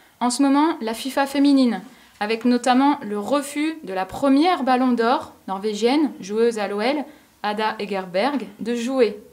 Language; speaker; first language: French; native; French